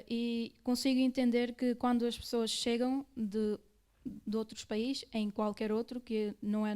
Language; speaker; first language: Portuguese; early bilingual, other home language; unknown